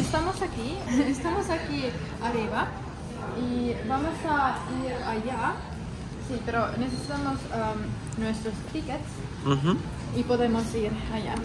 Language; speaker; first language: Spanish; non-native, learner; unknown